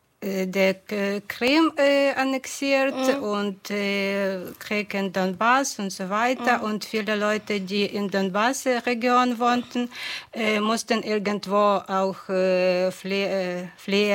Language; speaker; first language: German; non-native, fluent; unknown